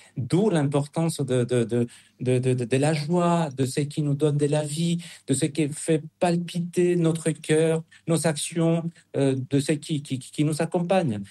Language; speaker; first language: French; non-native, fluent; Spanish